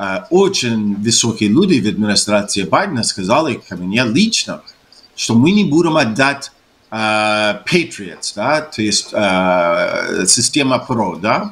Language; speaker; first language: Russian; non-native, fluent; English